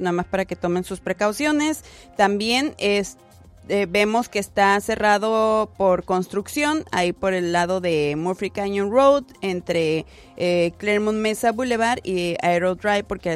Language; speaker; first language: Spanish; native; Spanish